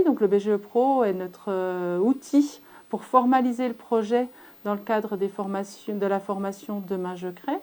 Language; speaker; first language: French; native; French